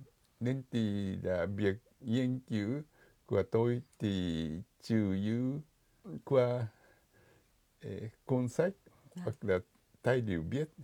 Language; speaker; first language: Vietnamese; non-native, fluent; Japanese